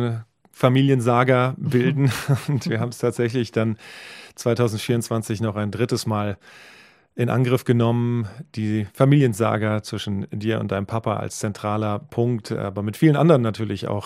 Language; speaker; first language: German; native; German